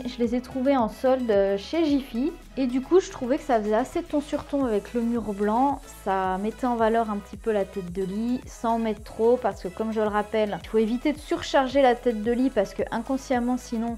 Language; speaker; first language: French; native; French